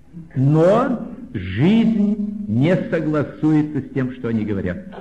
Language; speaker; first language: Russian; native; Russian